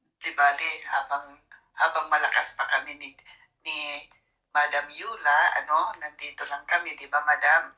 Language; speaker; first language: Filipino; native; Filipino